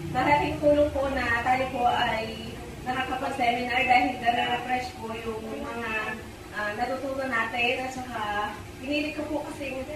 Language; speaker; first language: Filipino; native; Filipino